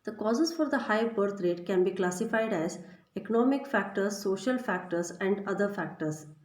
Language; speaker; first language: English; non-native, local second language; Kannada